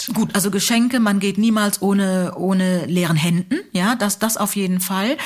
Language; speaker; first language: German; early bilingual, other home language; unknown